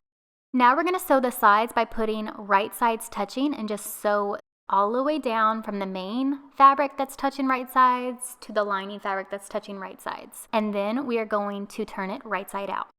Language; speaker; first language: English; native; English